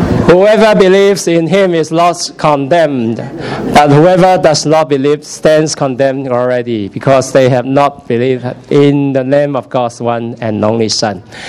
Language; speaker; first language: English; non-native, learner; Chinese